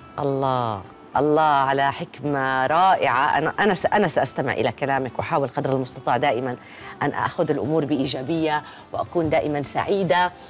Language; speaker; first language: Arabic; native; Arabic